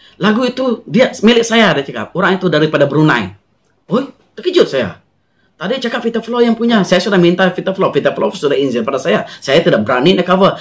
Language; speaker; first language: Malay; non-native, local second language; Iban